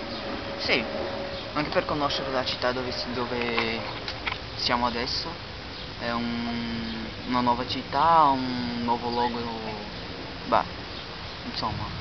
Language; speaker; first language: Italian; non-native, learner; Portuguese